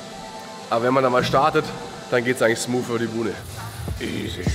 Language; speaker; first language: German; native; German